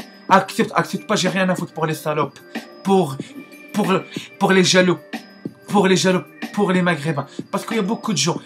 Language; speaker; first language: French; non-native, learner; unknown